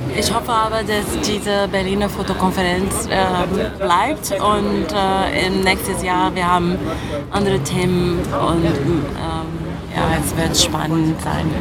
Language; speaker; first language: German; non-native, fluent; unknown